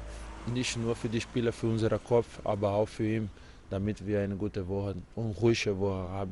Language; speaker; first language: German; non-native, fluent; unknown